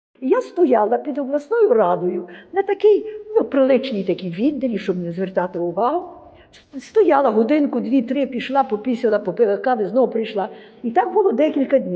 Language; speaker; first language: Ukrainian; native; Ukrainian